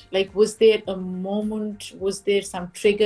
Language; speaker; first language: English; non-native, local second language; Urdu